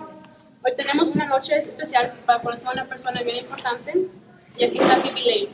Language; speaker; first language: Spanish; non-native, learner; English